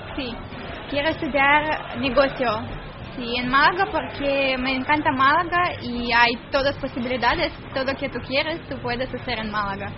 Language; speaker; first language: Spanish; non-native, learner; Russian